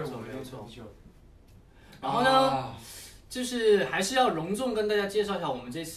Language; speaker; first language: Chinese; native; Chinese